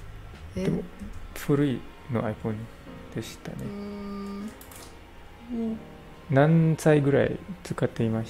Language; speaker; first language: Japanese; non-native, learner; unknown